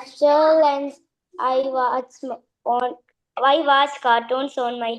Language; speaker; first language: English; non-native, learner; Malayalam